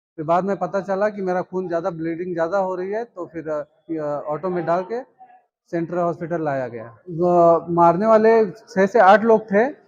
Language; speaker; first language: Hindi; native; Hindi